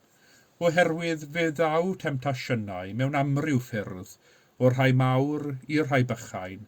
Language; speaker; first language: Welsh; native; Welsh